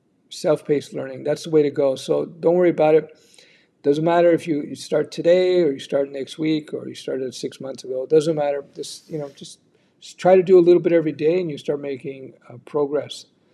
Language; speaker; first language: English; native; English